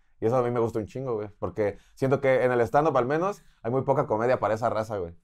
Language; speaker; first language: Spanish; native; Spanish